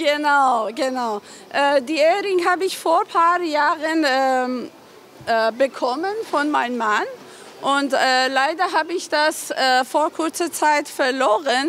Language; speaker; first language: German; non-native, learner; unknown